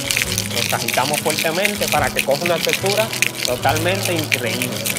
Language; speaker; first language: Spanish; native; Spanish